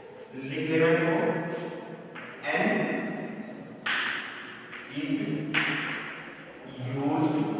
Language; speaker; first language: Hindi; native; Hindi